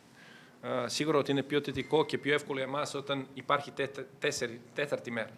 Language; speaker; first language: Greek; non-native, fluent; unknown